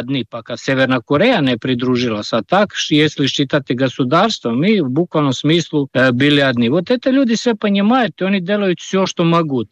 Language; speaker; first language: Russian; non-native, fluent; Serbian